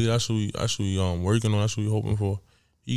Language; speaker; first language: English; native; English